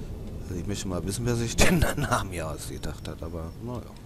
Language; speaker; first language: German; native; German